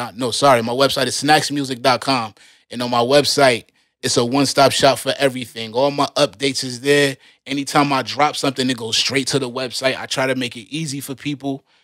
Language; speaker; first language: English; native; English